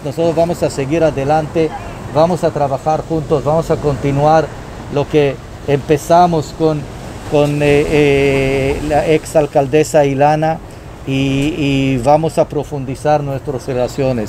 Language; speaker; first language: Spanish; non-native, fluent; Hebrew